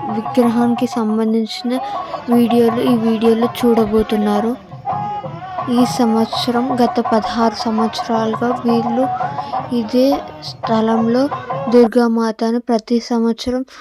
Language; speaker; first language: Telugu; native; Telugu